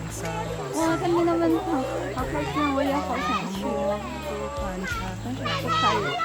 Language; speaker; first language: Chinese; non-native, learner; Vietnamese